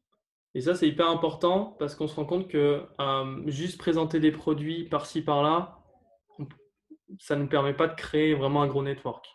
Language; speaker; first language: French; native; French